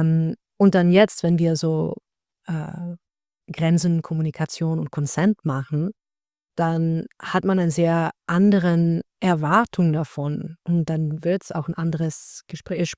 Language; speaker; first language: German; non-native, learner; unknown